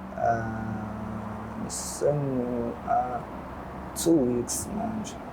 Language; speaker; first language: Zulu; native; Zulu